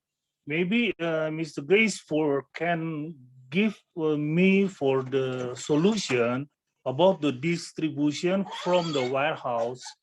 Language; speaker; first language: English; non-native, fluent; Indonesian